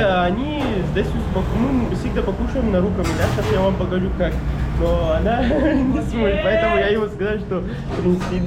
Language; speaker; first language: Russian; non-native, learner; Pashto